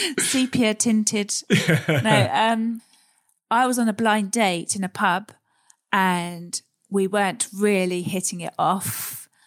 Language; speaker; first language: English; native; English